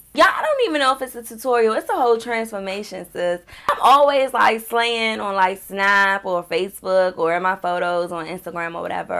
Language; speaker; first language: English; native; English